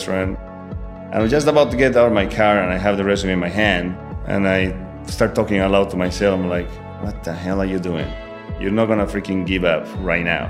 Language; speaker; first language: English; non-native, fluent; Spanish